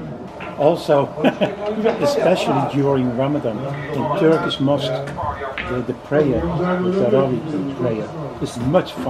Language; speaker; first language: English; non-native, fluent; Dutch